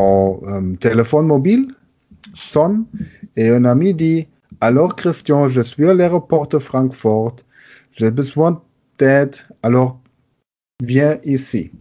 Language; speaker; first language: French; non-native, learner; German